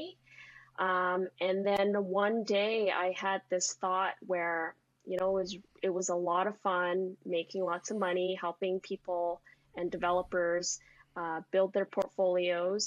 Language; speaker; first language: English; native; English